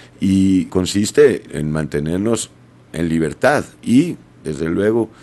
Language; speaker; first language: Spanish; native; Spanish